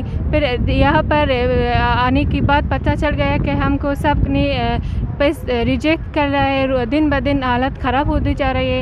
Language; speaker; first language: Hindi; non-native, local second language; Persian